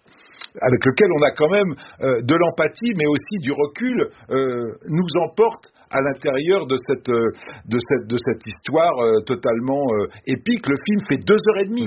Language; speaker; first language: French; native; French